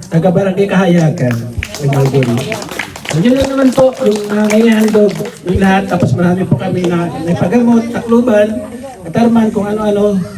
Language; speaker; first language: Filipino; non-native, local second language; Waray